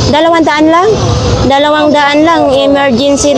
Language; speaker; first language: Filipino; native; Filipino